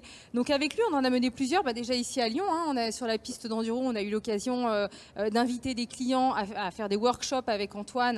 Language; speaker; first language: French; native; French